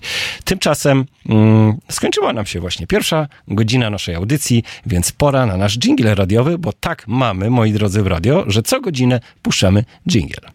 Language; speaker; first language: Polish; native; Polish